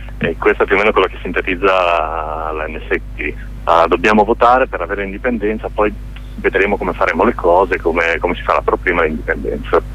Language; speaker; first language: Italian; native; Italian